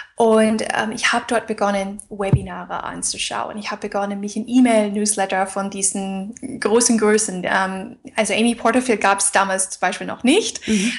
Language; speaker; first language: German; non-native, fluent; English